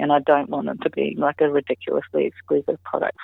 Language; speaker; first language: English; native; English